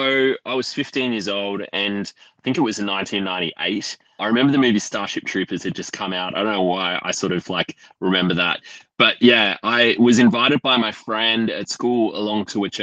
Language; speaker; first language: English; native; English